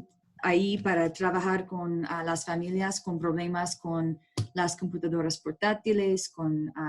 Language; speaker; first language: Spanish; non-native, learner; English